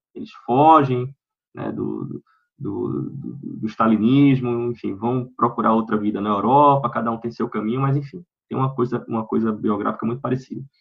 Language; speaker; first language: Portuguese; native; Portuguese